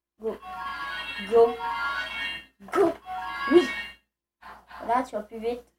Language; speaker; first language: French; native; French